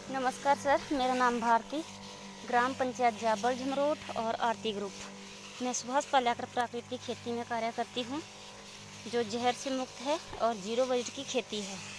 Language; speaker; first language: Hindi; native; Hindi